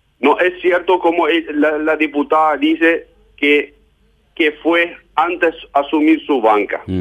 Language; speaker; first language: Spanish; non-native, fluent; German